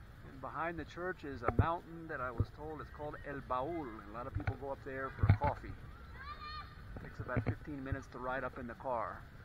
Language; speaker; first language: English; native; English